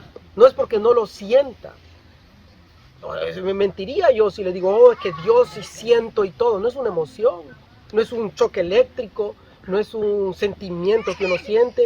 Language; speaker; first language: Spanish; native; Spanish